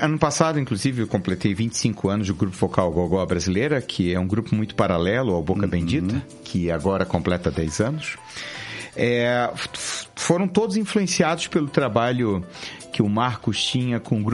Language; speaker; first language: Portuguese; native; Portuguese